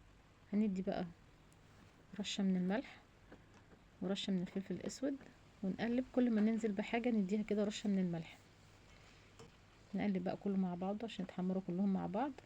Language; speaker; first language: Arabic; native; Arabic